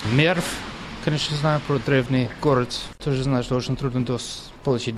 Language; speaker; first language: Russian; non-native, learner; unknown